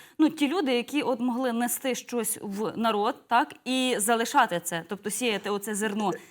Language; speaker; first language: Ukrainian; native; Ukrainian